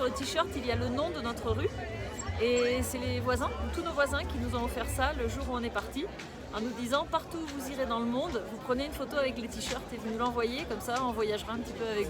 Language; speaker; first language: French; native; French